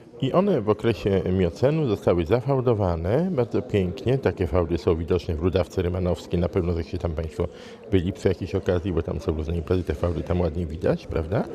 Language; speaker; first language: Polish; native; Polish